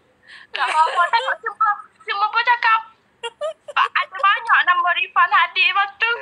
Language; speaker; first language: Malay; non-native, learner; Vietnamese